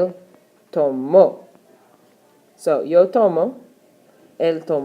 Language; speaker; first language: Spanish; non-native, fluent; English